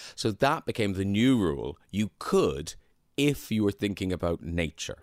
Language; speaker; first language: English; native; English